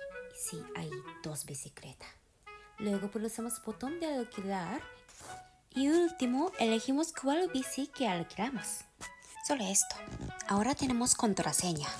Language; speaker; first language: Spanish; non-native, fluent; Japanese